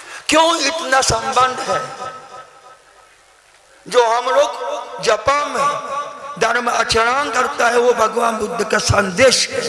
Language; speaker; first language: Hindi; non-native, learner; Japanese